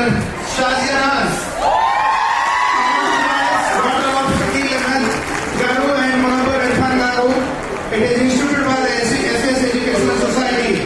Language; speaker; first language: English; non-native, local second language; Telugu